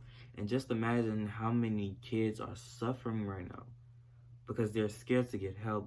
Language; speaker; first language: English; native; English